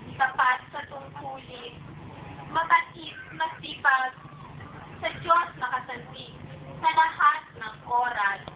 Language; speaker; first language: Filipino; native; Filipino